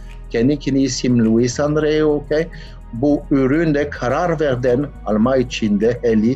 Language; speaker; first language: Turkish; non-native, learner; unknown